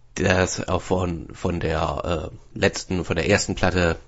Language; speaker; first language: German; native; German